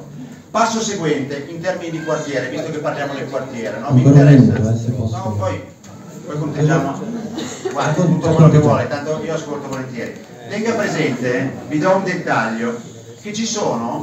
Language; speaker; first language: Italian; native; Italian